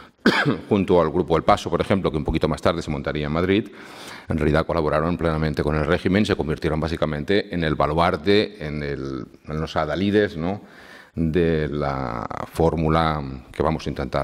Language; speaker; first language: Spanish; native; Spanish